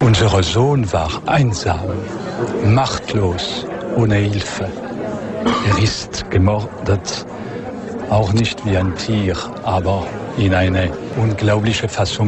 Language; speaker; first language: German; non-native, learner; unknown